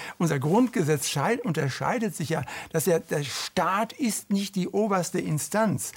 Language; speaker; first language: German; native; German